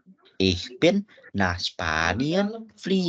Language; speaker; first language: German; non-native, fluent; Indonesian